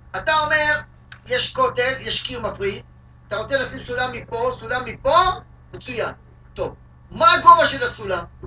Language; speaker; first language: Hebrew; native; Hebrew